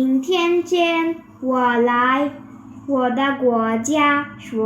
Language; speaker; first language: Chinese; non-native, learner; Bangla